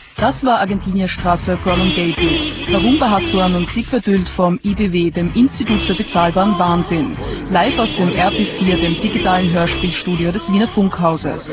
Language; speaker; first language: German; native; German